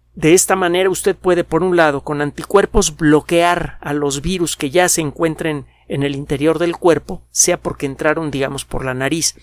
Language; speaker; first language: Spanish; native; Spanish